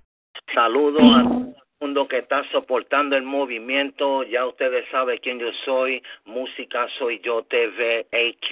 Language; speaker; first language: Spanish; early bilingual, heritage; English